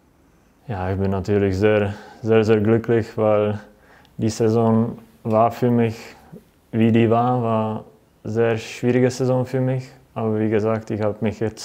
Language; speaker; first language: German; non-native, fluent; Czech